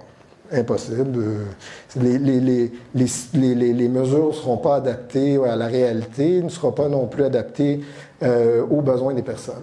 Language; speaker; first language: French; native; French